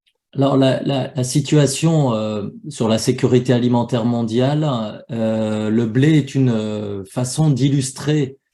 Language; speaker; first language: French; native; French